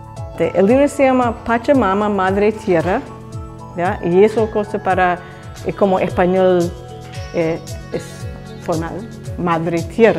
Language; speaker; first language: Spanish; non-native, learner; English